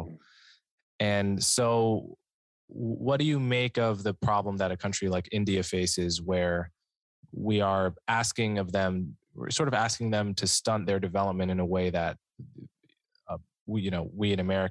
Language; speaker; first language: English; native; English